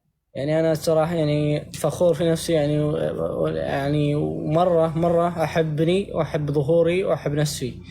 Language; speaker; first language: Arabic; native; Arabic